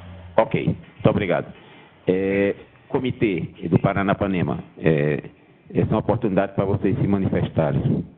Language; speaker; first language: Portuguese; native; Portuguese